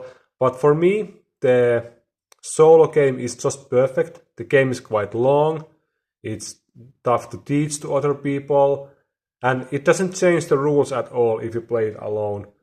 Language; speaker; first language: English; non-native, fluent; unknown